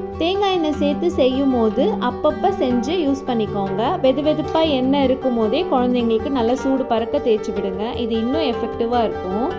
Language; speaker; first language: Tamil; native; Tamil